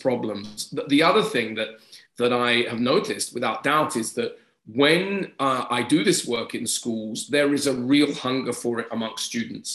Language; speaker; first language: English; native; English